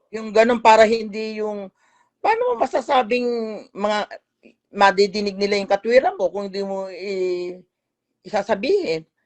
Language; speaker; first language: Filipino; native; Filipino